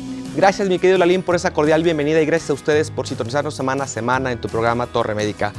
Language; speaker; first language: Spanish; native; Spanish